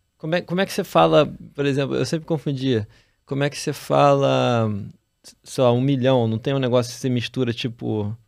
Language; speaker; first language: Portuguese; native; Portuguese